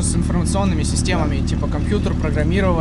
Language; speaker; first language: Russian; native; Russian